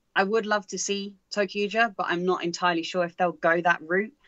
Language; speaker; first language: English; native; English